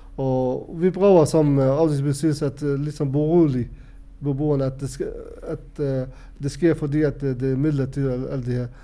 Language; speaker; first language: Danish; non-native, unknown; Arabic